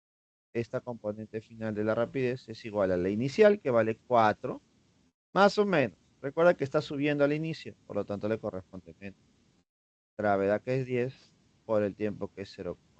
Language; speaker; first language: Spanish; native; Spanish